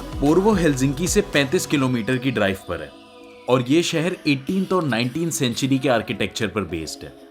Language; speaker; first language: Urdu; native; Urdu